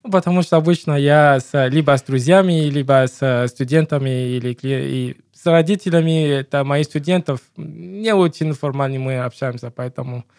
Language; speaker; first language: Russian; non-native, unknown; English